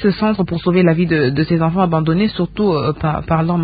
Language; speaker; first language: French; non-native, local second language; Lingala